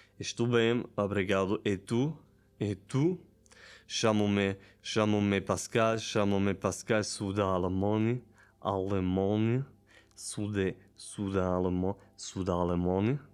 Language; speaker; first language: Portuguese; non-native, learner; German